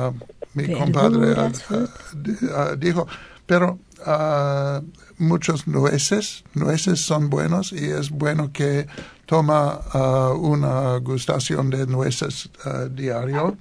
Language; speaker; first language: Spanish; non-native, learner; English